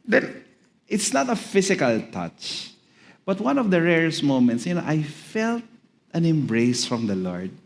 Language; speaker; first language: English; non-native, local second language; Filipino